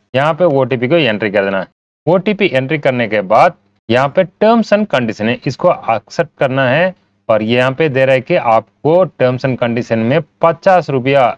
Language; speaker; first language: Hindi; non-native, local second language; Tamil